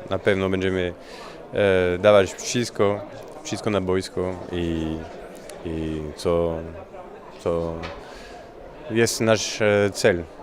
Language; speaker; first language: Polish; non-native, learner; French